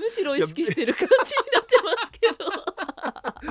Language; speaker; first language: Japanese; native; Japanese